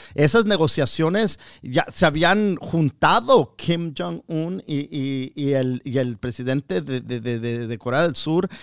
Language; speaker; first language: Spanish; early bilingual, heritage; Spanish